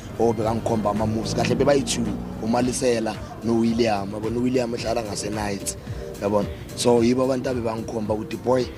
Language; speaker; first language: Zulu; non-native, local second language; Northern Sotho